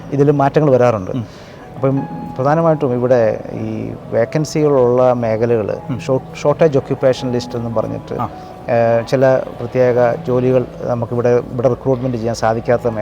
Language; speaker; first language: Malayalam; native; Malayalam